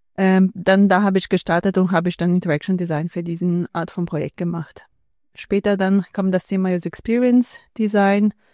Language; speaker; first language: German; non-native, fluent; Portuguese